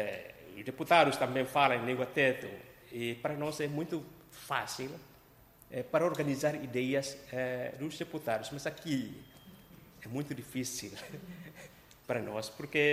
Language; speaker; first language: Portuguese; non-native, local second language; Tetum